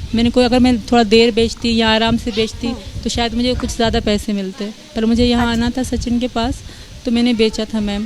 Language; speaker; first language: Hindi; non-native, local second language; Sindhi